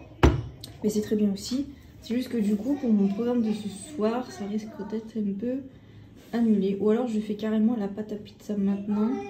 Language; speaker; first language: French; native; French